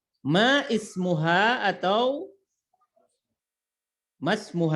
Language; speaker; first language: Arabic; non-native, fluent; Indonesian